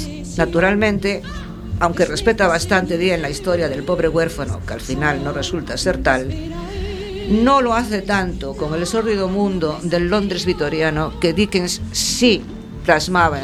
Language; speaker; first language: Spanish; native; Spanish